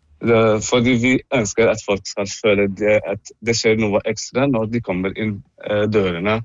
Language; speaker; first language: Norwegian; non-native, fluent; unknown